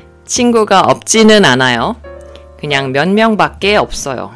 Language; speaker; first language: Korean; non-native, learner; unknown